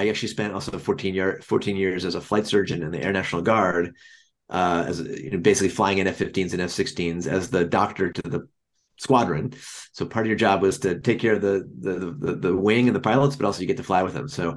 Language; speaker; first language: English; native; English